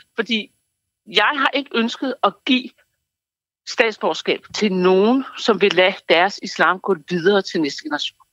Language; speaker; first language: Danish; native; Danish